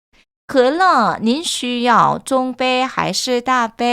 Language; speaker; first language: Chinese; non-native, fluent; Korean